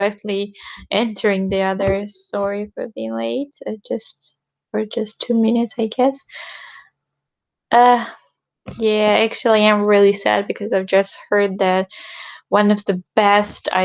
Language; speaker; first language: English; non-native, fluent; Georgian